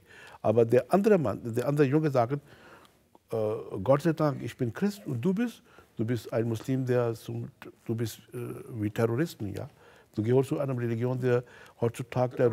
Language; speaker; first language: German; non-native, fluent; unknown